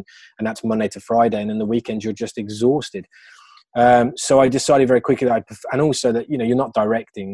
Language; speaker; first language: English; native; English